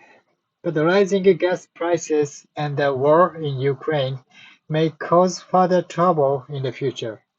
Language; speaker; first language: English; non-native, learner; Japanese